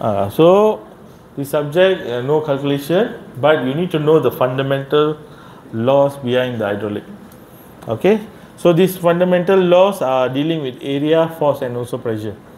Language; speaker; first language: English; non-native, local second language; Malay